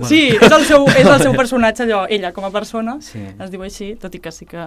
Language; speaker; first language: Catalan; native; Catalan